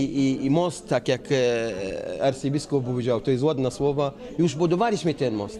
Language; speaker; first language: Polish; non-native, learner; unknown